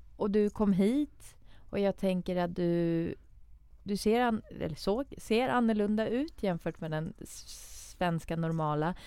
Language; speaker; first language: Swedish; early bilingual, other home language; Persian